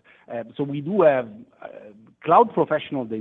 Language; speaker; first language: English; non-native, fluent; Italian